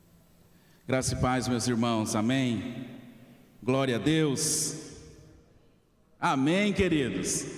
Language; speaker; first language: Portuguese; native; Portuguese